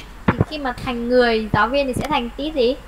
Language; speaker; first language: Vietnamese; native; Vietnamese